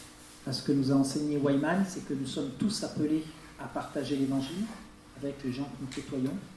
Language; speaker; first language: French; native; French